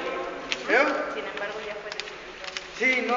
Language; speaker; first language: Spanish; native; Spanish